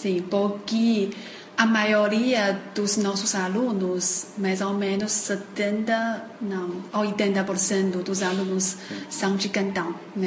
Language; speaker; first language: Portuguese; non-native, fluent; Chinese